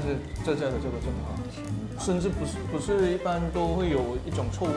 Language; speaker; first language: Chinese; non-native, fluent; Korean